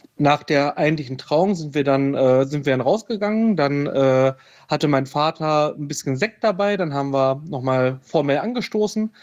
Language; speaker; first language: German; native; German